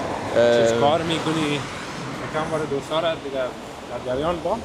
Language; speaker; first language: Persian; native; Persian